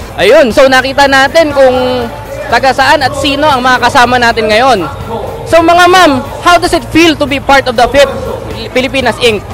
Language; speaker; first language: Filipino; native; Filipino